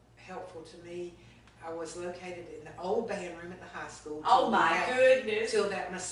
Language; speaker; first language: English; native; English